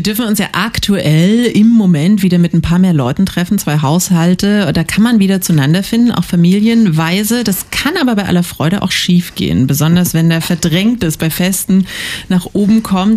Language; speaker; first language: German; native; German